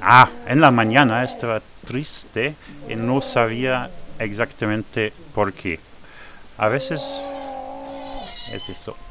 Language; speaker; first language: Spanish; non-native, fluent; French